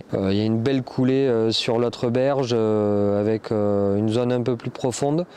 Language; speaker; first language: French; native; French